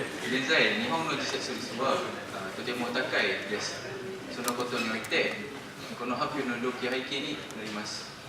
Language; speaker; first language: Japanese; non-native, learner; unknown